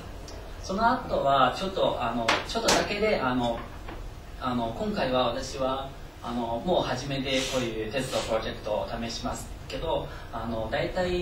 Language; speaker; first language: Japanese; non-native, fluent; Chinese